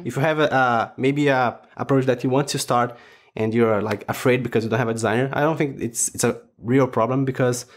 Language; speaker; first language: English; non-native, fluent; Portuguese